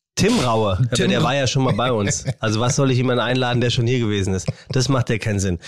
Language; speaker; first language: German; native; German